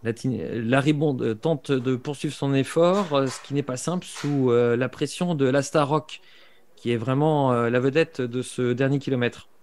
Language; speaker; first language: French; native; French